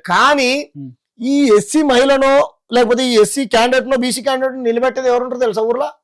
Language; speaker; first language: Telugu; native; Telugu